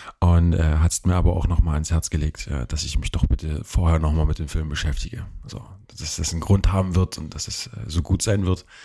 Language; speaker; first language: German; native; German